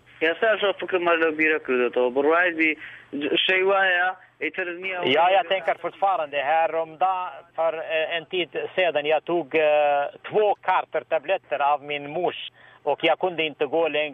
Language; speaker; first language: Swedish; non-native, learner; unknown